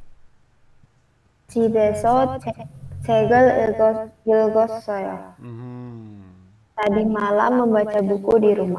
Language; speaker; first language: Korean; non-native, learner; Indonesian